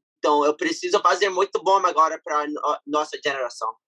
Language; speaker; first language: Portuguese; non-native, learner; English